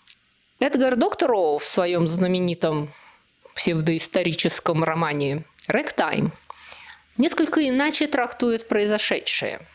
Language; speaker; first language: Russian; native; Russian